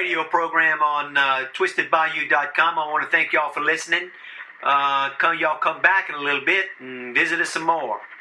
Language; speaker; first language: English; early bilingual, other home language; French